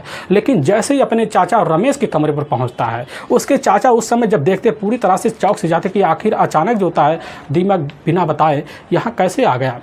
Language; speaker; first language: Hindi; native; Hindi